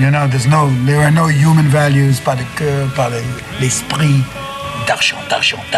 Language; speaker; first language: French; non-native, learner; English